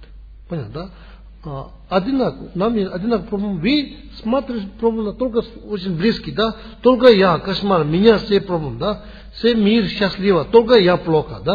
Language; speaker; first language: Russian; non-native, learner; Tibetan